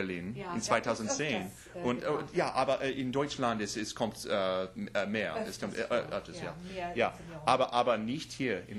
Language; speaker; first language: German; non-native, learner; English